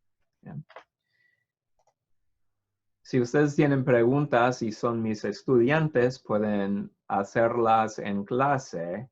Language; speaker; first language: Spanish; non-native, fluent; English